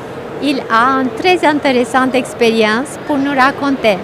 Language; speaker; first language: French; non-native, fluent; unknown